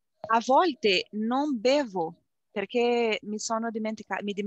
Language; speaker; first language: Italian; non-native, learner; Portuguese